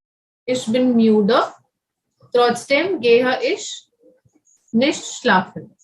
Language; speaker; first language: German; non-native, fluent; Hindi